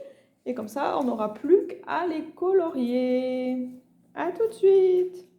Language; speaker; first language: French; native; French